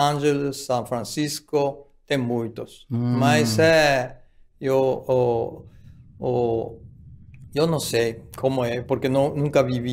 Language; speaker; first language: Portuguese; non-native, fluent; Japanese